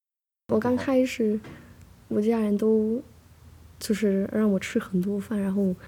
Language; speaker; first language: Chinese; non-native, fluent; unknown